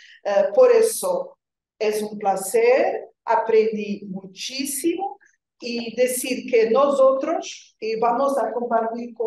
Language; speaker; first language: Spanish; non-native, fluent; Portuguese